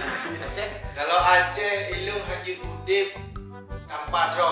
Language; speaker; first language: Indonesian; non-native, local second language; Achinese